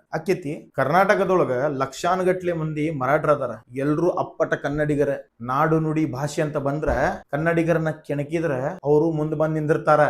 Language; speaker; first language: Kannada; non-native, local second language; Marathi